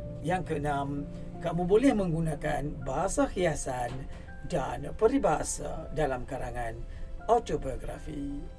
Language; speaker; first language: Malay; non-native, local second language; Tamil